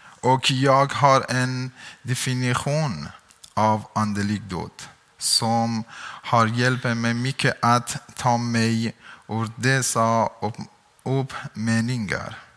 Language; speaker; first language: Swedish; non-native, learner; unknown